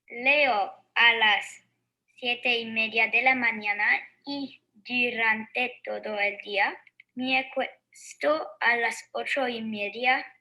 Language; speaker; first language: Spanish; non-native, learner; English